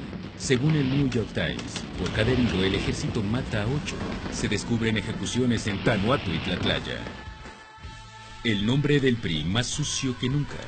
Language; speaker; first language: Spanish; native; Spanish